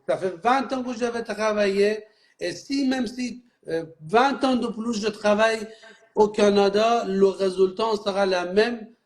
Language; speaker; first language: French; non-native, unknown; Persian